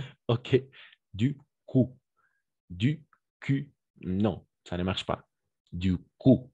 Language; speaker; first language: French; non-native, fluent; Spanish